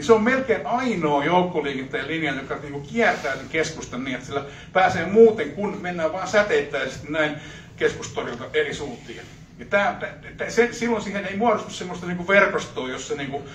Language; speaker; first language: Finnish; native; Finnish